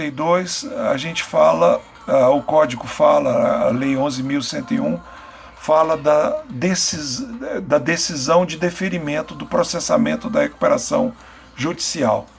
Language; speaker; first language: Portuguese; native; Portuguese